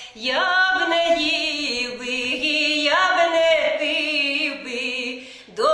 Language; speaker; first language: Ukrainian; native; Ukrainian